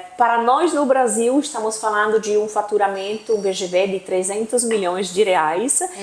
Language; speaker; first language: Portuguese; non-native, fluent; Italian